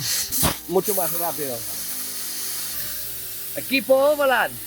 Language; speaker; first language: Spanish; non-native, learner; English